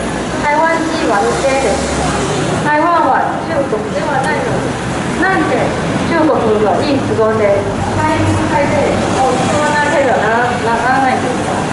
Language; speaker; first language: Japanese; non-native, learner; Chinese